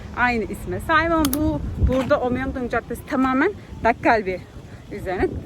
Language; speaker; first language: Turkish; native; Turkish